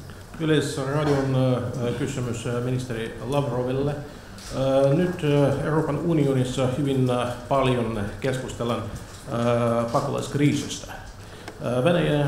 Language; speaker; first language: Finnish; non-native, fluent; Russian